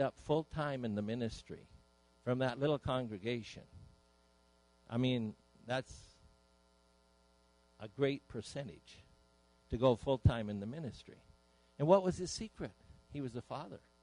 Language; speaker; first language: English; native; English